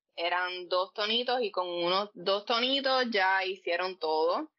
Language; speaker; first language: Spanish; native; Spanish